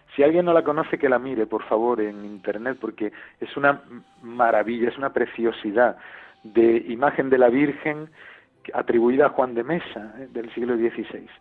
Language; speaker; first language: Spanish; native; Spanish